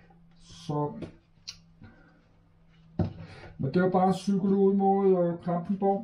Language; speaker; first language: Danish; native; Danish